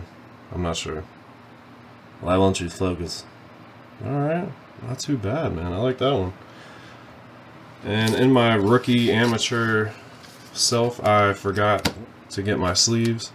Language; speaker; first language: English; native; English